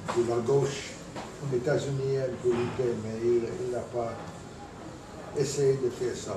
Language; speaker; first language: French; non-native, fluent; English